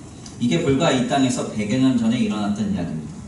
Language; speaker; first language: Korean; native; Korean